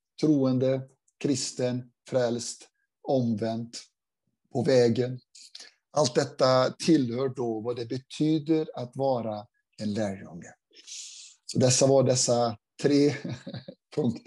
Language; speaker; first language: Swedish; non-native, fluent; Portuguese